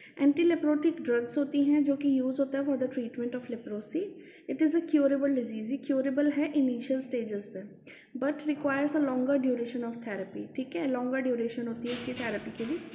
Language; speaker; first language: Hindi; native; Hindi